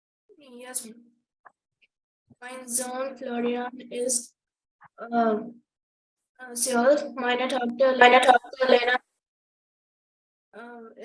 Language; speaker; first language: German; non-native, learner; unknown